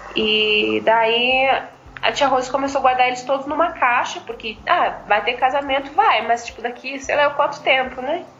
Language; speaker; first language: Portuguese; native; Portuguese